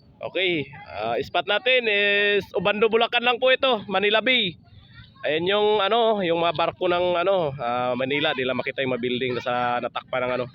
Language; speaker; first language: Filipino; non-native, local second language; Cebuano